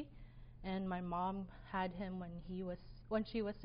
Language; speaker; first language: English; early bilingual, other home language; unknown